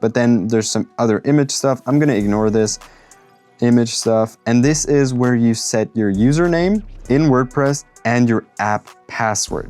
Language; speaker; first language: English; non-native, fluent; German